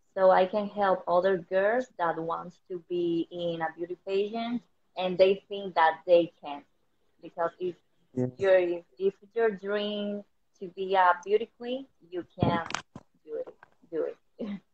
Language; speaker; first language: English; non-native, learner; Spanish